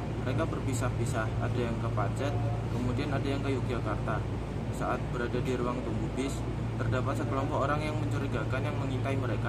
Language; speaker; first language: Indonesian; native; Indonesian